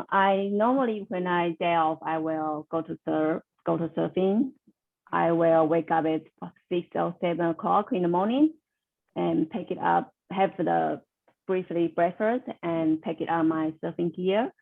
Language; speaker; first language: English; non-native, learner; Chinese